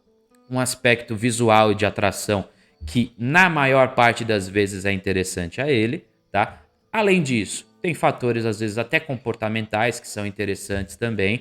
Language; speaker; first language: Portuguese; native; Portuguese